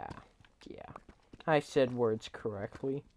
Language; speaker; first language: English; native; English